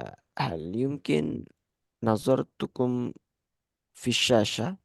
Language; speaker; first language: Arabic; non-native, fluent; Indonesian